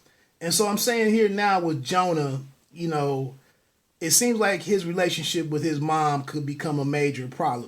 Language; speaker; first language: English; native; English